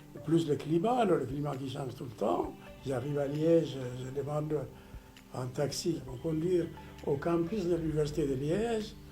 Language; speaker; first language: French; non-native, fluent; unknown